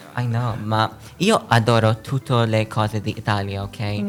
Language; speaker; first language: Italian; non-native, learner; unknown